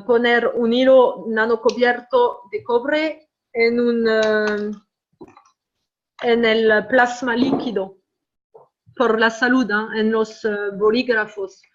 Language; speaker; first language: Spanish; non-native, fluent; French